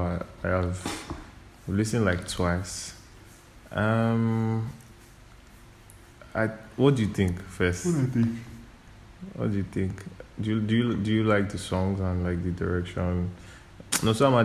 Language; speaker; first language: English; non-native, local second language; Yoruba